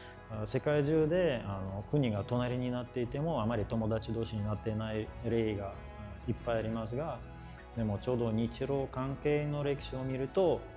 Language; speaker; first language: Japanese; non-native, fluent; Russian